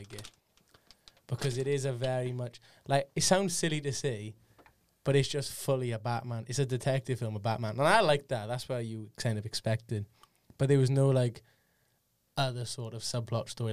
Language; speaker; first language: English; native; English